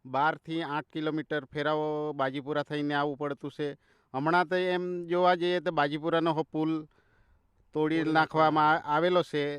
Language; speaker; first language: Gujarati; non-native, local second language; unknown